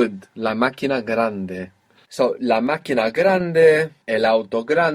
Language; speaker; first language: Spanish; non-native, fluent; English